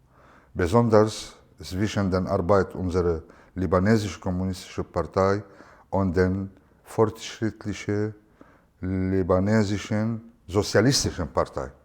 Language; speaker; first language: German; non-native, fluent; Arabic